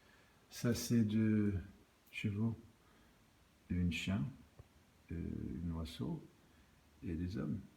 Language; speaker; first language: French; non-native, learner; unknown